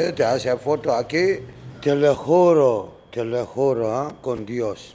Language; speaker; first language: Spanish; non-native, learner; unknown